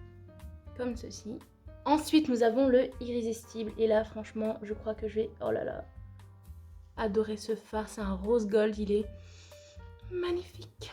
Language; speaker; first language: French; native; French